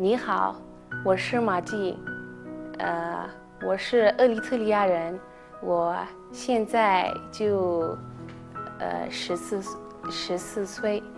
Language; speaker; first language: Chinese; non-native, learner; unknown